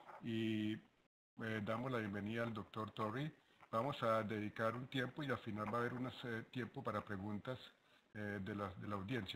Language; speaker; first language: Spanish; native; Spanish